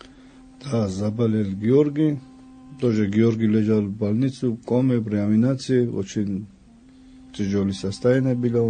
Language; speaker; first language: Russian; non-native, fluent; Georgian